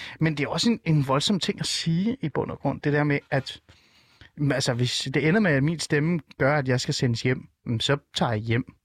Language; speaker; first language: Danish; early bilingual, other home language; Persian